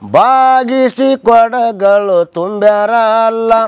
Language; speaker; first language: Kannada; native; Kannada